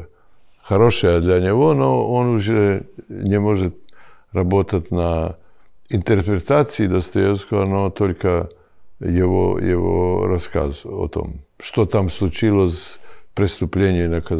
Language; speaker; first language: Russian; non-native, learner; Serbian